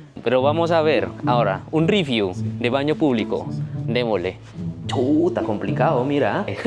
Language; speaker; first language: Spanish; non-native, learner; Indonesian